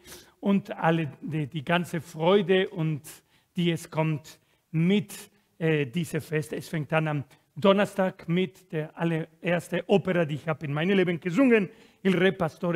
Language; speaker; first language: German; non-native, fluent; Spanish